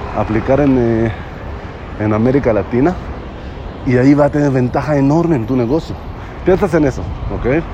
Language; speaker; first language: Spanish; non-native, fluent; Hebrew